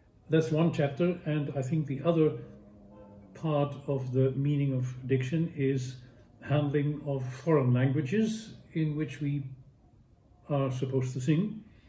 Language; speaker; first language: English; non-native, fluent; Dutch